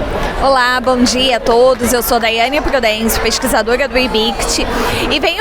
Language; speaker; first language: Portuguese; native; Portuguese